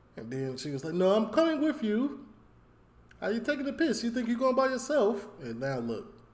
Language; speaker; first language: English; native; English